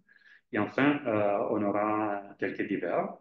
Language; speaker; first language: French; non-native, fluent; Italian